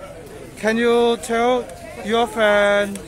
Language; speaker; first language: English; non-native, learner; Thai